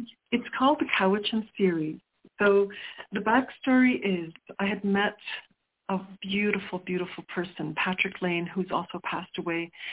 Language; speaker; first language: English; early bilingual, other home language; Sicilian